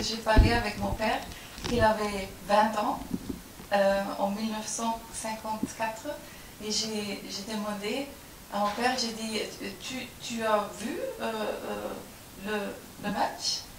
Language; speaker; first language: French; non-native, fluent; German